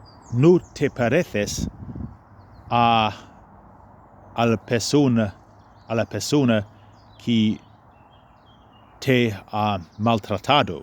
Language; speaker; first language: Spanish; non-native, fluent; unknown